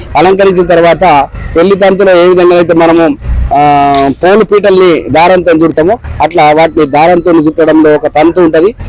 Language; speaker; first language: Telugu; native; Telugu